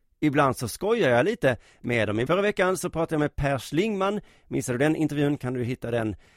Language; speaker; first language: Swedish; native; Swedish